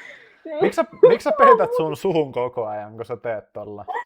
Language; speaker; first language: Finnish; native; Finnish